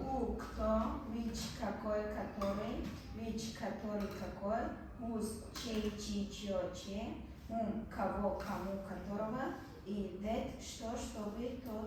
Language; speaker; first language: Russian; non-native, local second language; Tajik